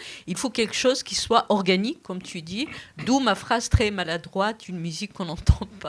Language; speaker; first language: French; non-native, local second language; Arabic